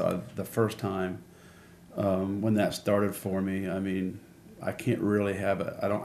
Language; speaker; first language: English; native; English